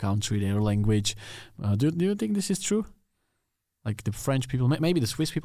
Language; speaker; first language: English; non-native, learner; Czech